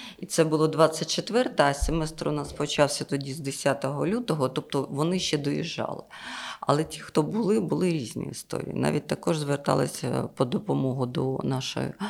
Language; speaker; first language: Ukrainian; non-native, local second language; Russian